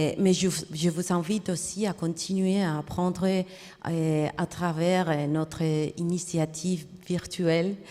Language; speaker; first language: French; non-native, fluent; Spanish